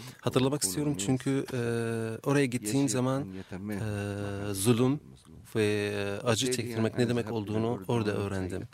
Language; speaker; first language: Turkish; non-native, fluent; Arabic